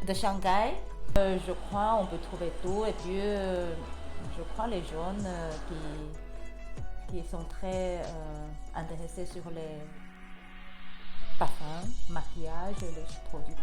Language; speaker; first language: French; non-native, learner; Chinese